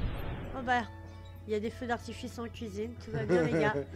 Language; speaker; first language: French; native; French